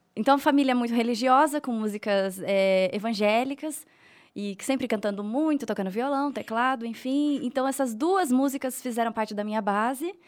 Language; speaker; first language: Portuguese; native; Portuguese